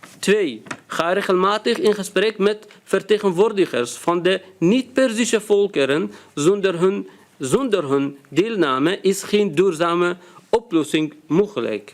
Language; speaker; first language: Dutch; non-native, fluent; Arabic